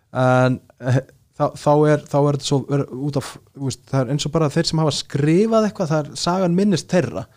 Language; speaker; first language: Icelandic; early bilingual, other home language; Portuguese